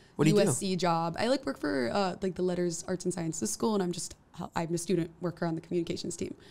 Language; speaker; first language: English; native; English